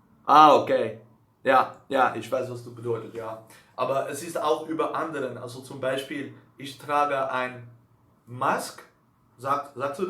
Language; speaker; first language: German; non-native, learner; Dutch